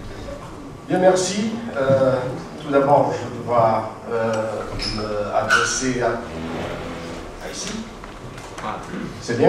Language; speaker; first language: French; non-native, learner; Portuguese